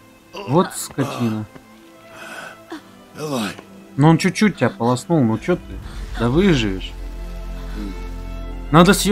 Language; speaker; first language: Russian; native; Russian